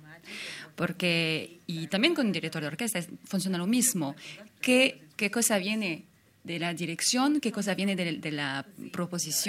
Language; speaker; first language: Spanish; non-native, fluent; French